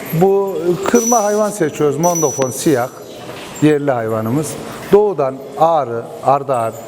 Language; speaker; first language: Turkish; native; Turkish